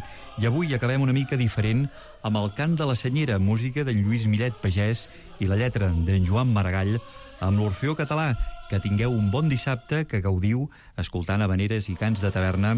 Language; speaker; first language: Catalan; native; Catalan